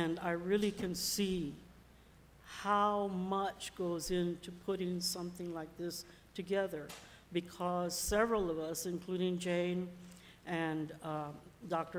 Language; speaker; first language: English; native; English